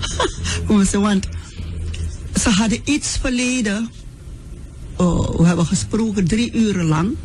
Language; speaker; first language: Dutch; non-native, local second language; Sranan Tongo